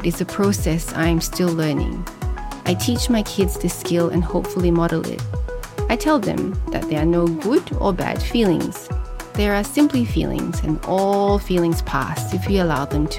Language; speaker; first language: English; non-native, local second language; Malay